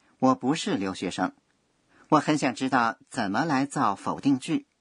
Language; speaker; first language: Chinese; non-native, fluent; Japanese